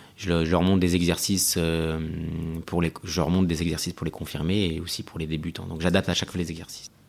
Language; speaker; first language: French; early bilingual, other home language; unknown